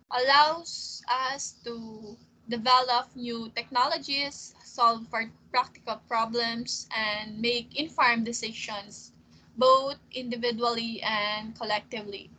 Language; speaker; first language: English; non-native, local second language; Filipino